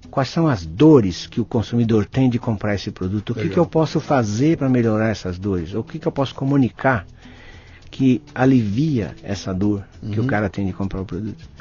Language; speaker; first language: Portuguese; native; Portuguese